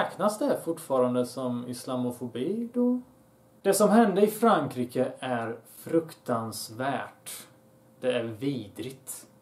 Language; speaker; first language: Swedish; early bilingual, other home language; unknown